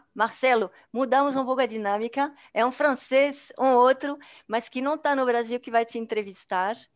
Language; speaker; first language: Portuguese; non-native, fluent; French